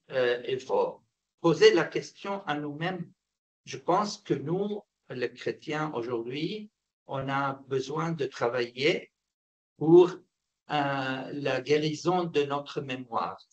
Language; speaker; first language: French; non-native, fluent; Arabic